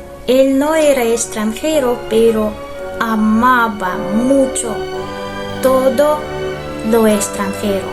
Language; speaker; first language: Spanish; non-native, fluent; Russian